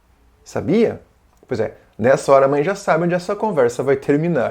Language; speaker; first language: Portuguese; native; Portuguese